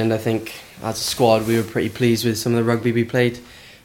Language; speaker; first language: English; native; English